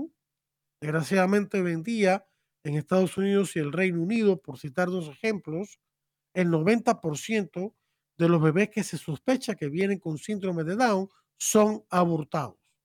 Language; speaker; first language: Spanish; native; Spanish